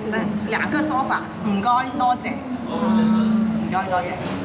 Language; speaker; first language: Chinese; non-native, local second language; Cantonese